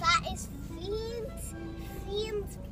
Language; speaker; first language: Danish; early bilingual, heritage; Danish